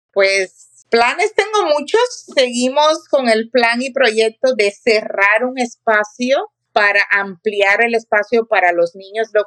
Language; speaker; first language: Spanish; native; Spanish